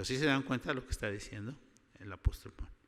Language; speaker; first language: Spanish; native; Spanish